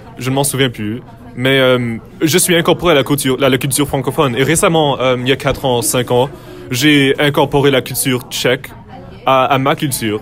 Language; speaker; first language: French; non-native, fluent; English